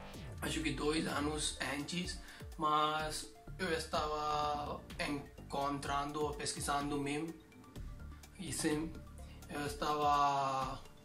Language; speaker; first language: Portuguese; non-native, learner; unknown